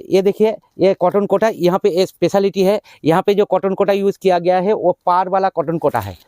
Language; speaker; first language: Hindi; non-native, local second language; Bangla